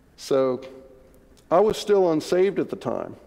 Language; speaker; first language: English; native; English